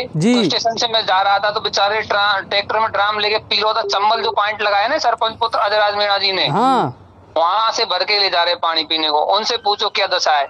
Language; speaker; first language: Hindi; native; Hindi